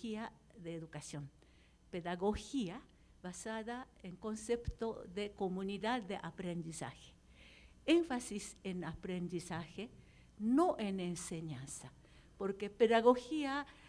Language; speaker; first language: Spanish; non-native, fluent; Japanese